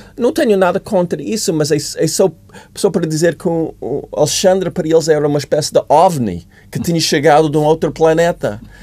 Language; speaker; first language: Portuguese; non-native, fluent; English